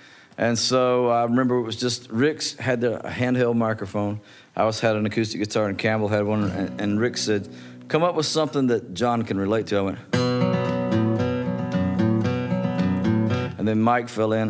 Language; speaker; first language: English; native; English